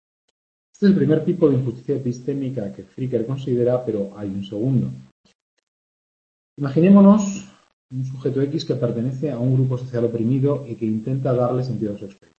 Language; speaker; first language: Spanish; native; Spanish